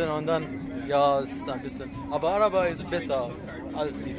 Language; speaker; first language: German; early bilingual, other home language; Arabic